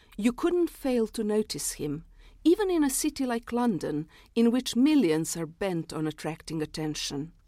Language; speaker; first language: English; non-native, fluent; Serbian